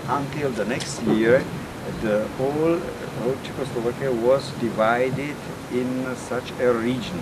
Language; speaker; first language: English; non-native, fluent; Czech